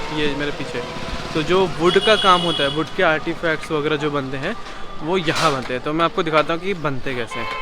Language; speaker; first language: Hindi; non-native, local second language; Bangla